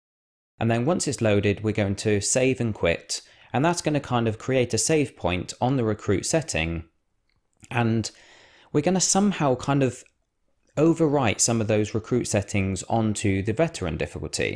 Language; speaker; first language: English; native; English